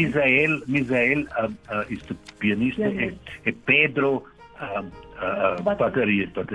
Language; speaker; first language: Portuguese; non-native, learner; German